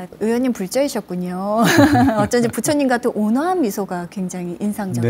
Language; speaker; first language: Korean; native; Korean